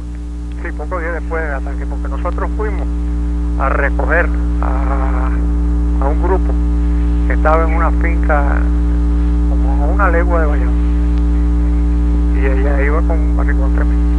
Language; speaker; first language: Spanish; native; Spanish